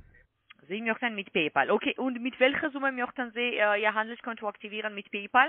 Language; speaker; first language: German; non-native, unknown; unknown